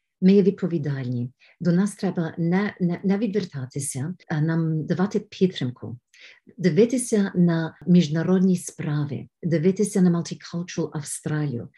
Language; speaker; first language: Ukrainian; early bilingual, heritage; Ukrainian